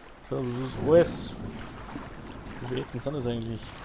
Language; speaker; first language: German; native; German